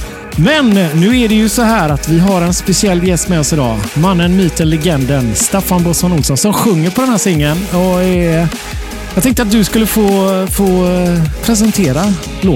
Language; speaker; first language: Swedish; native; Swedish